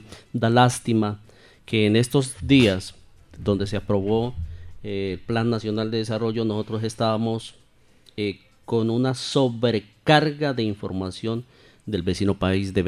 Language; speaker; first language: Spanish; native; Spanish